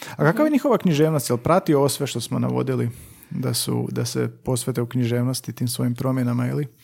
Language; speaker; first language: Croatian; native; Croatian